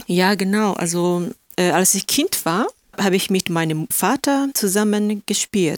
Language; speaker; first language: German; non-native, fluent; Japanese